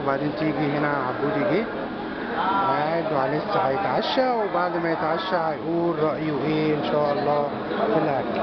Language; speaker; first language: Arabic; native; Arabic